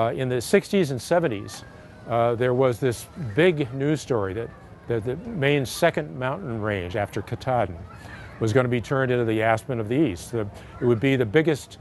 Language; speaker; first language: English; native; English